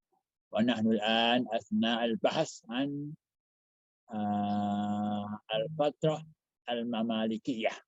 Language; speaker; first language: Arabic; non-native, fluent; Indonesian